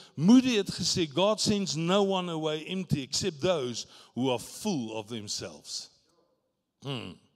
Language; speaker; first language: English; non-native, local second language; Afrikaans